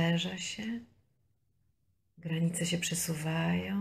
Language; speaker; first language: Polish; native; Polish